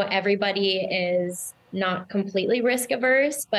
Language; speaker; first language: English; native; English